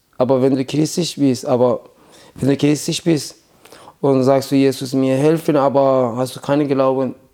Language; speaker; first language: German; non-native, learner; Persian